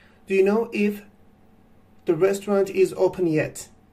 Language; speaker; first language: English; non-native, fluent; Turkish